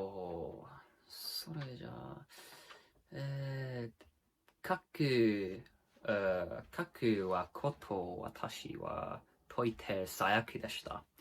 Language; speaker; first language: Japanese; non-native, learner; English